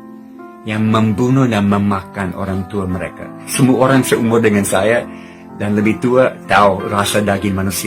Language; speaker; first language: Indonesian; non-native, fluent; English